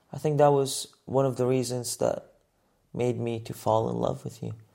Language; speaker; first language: English; native; English